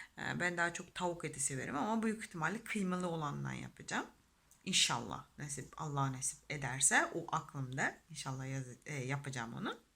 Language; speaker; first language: Turkish; non-native, fluent; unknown